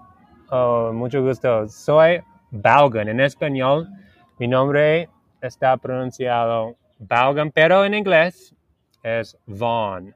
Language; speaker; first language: Spanish; non-native, learner; English